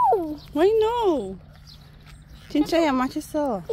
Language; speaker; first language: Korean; non-native, learner; Filipino